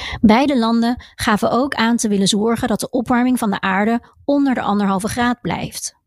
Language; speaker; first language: Dutch; native; Dutch